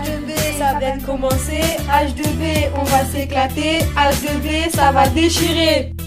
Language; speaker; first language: French; native; French